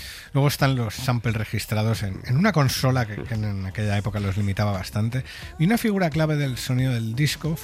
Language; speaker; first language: Spanish; native; Spanish